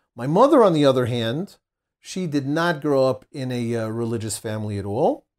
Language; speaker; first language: English; native; English